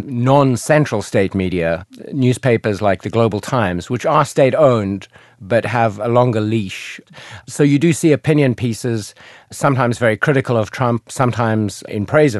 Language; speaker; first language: English; native; English